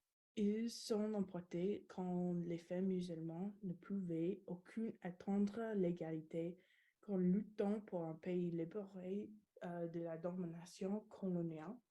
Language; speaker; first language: French; non-native, learner; English